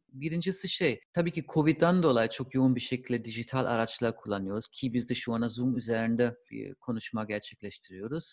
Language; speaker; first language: Turkish; non-native, fluent; German